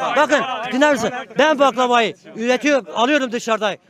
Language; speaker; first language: Turkish; native; Turkish